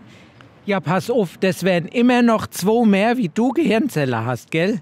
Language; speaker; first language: German; native; German